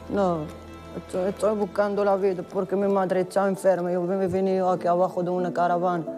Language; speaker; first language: Spanish; non-native, fluent; Arabic